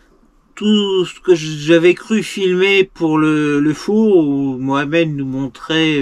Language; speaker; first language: French; native; French